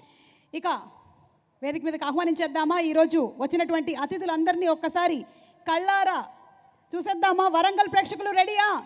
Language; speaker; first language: Telugu; native; Telugu